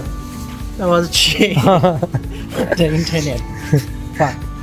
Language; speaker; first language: English; non-native, learner; Chinese